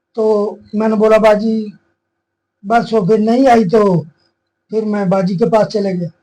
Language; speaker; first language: Urdu; non-native, local second language; Punjabi